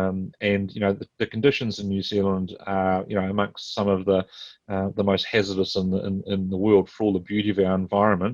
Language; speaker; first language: English; native; English